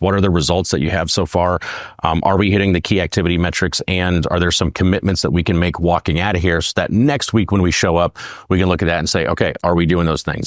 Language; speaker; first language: English; native; English